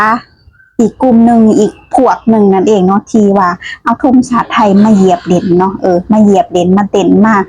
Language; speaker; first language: Thai; non-native, local second language; Northeastern Thai